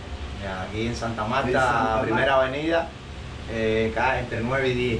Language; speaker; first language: Spanish; native; Spanish